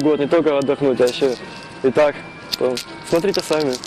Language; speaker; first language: Russian; native; Russian